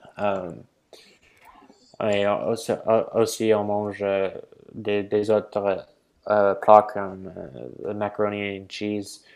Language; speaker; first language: French; non-native, learner; English